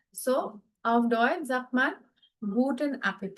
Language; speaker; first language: German; non-native, fluent; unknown